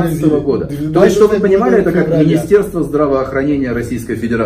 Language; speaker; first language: Russian; native; Russian